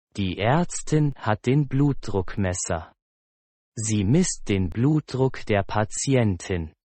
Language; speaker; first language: German; non-native, fluent; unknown